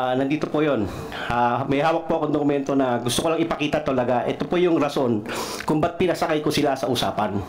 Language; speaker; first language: Filipino; non-native, local second language; Cebuano